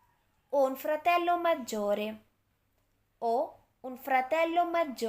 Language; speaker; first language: Italian; non-native, fluent; Urdu